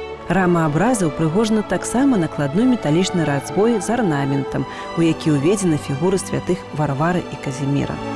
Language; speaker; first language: Belarusian; native; Belarusian